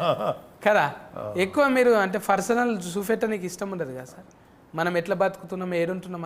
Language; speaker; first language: Telugu; native; Telugu